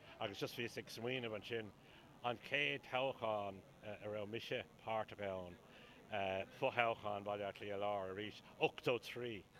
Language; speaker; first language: Irish; non-native, local second language; English